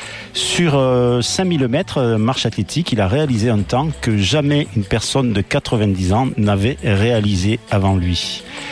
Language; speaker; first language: French; native; French